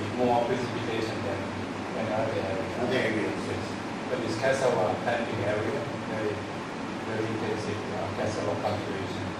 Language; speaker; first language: English; non-native, fluent; Thai